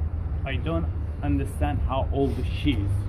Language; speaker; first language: English; non-native, learner; Persian